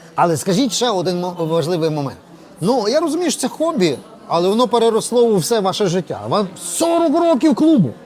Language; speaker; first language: Ukrainian; native; Ukrainian